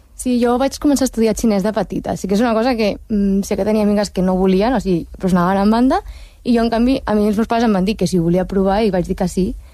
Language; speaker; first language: Catalan; early bilingual, heritage; Catalan